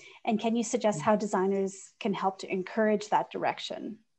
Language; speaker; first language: English; native; English